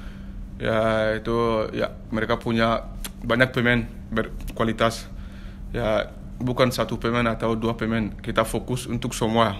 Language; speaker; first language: Indonesian; non-native, learner; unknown